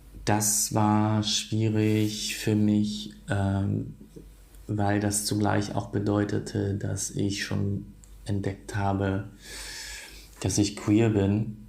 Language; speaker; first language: German; non-native, fluent; Polish